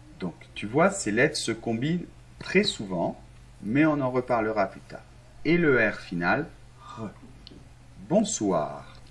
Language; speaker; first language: French; non-native, fluent; Arabic